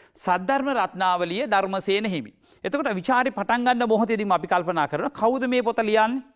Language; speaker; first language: Sinhala; native; Sinhala